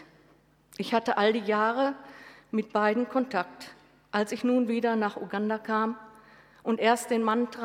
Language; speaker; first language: German; native; German